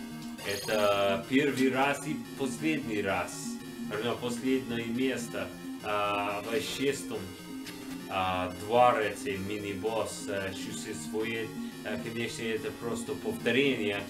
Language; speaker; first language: Russian; non-native, learner; English